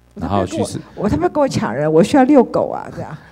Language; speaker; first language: Chinese; native; Chinese